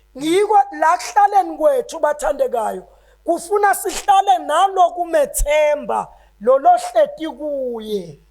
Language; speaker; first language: Zulu; non-native, local second language; Swati